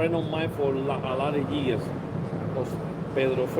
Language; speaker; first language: English; non-native, learner; Spanish